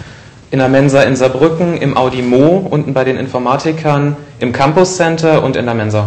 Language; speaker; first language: German; native; German